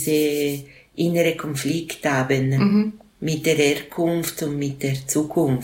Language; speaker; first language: German; non-native, local second language; Italian